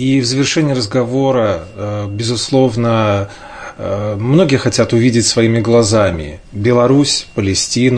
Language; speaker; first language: Russian; native; Russian